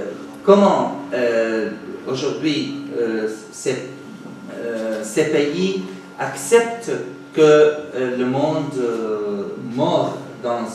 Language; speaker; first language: French; non-native, fluent; Arabic